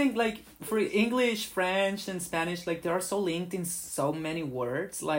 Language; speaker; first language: English; non-native, fluent; Spanish